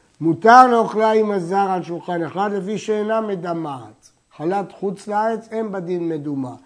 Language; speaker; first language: Hebrew; native; Hebrew